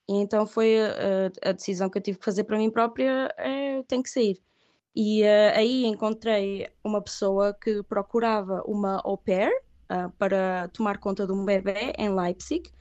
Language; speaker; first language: Portuguese; early bilingual, other home language; Catalan